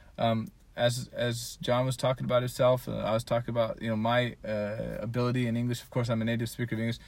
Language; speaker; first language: English; native; English